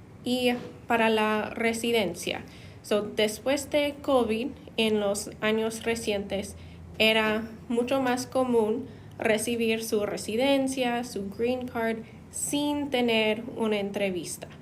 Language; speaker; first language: Spanish; non-native, fluent; English